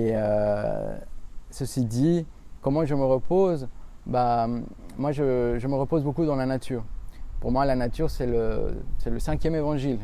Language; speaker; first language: French; non-native, fluent; Spanish